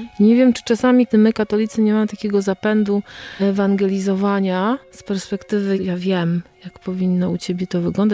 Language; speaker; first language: Polish; native; Polish